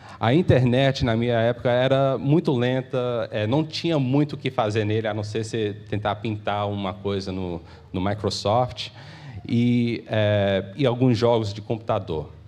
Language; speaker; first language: Portuguese; early bilingual, heritage; English